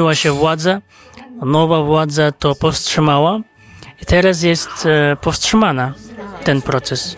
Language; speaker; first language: Polish; non-native, fluent; Kazakh